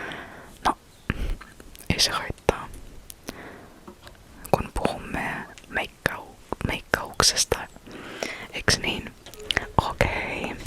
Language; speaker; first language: Finnish; non-native, fluent; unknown